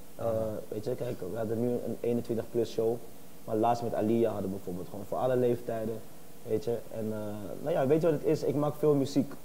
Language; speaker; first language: Dutch; native; Dutch